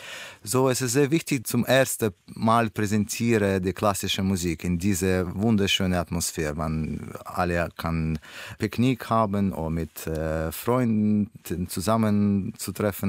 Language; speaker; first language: German; non-native, learner; Russian